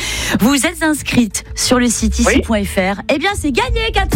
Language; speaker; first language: French; native; French